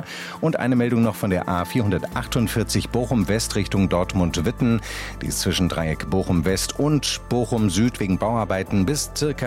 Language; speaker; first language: German; native; German